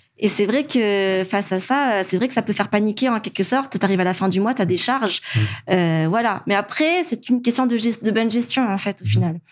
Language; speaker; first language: French; non-native, local second language; Malagasy